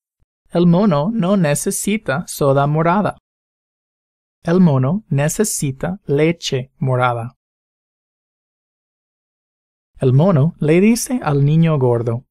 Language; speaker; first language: Spanish; non-native, fluent; English